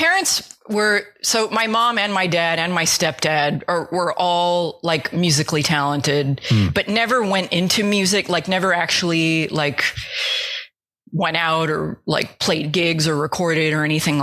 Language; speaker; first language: English; native; English